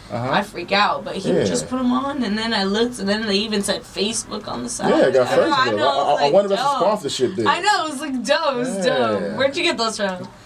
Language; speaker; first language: English; native; English